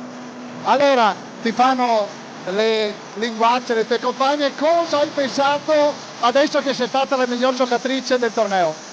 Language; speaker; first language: Italian; native; Italian